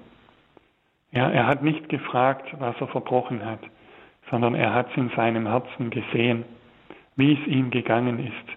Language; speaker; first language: German; native; German